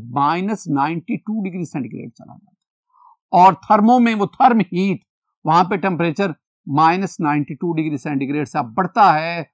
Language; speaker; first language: Urdu; non-native, local second language; Punjabi